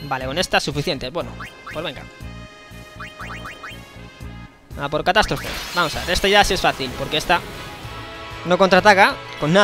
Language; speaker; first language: Spanish; native; Spanish